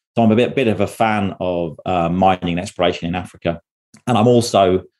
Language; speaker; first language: English; native; English